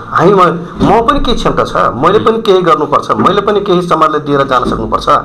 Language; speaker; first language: Nepali; non-native, local second language; Rana Tharu